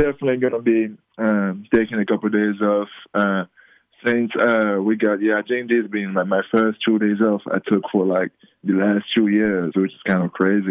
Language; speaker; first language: English; non-native, local second language; French